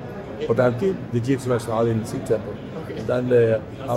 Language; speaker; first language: German; non-native, learner; Danish